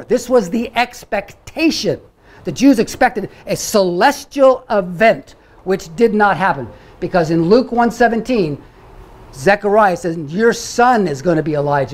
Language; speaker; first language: English; native; English